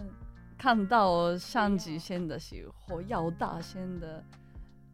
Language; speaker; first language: Chinese; non-native, fluent; Japanese